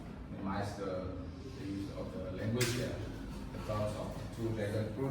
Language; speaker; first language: English; non-native, fluent; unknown